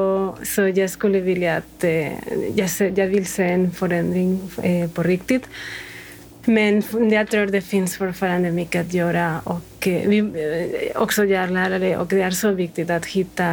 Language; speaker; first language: Swedish; non-native, fluent; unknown